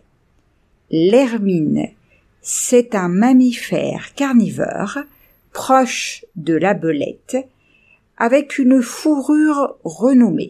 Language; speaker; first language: French; native; French